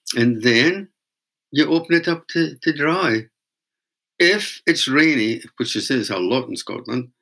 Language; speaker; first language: English; native; English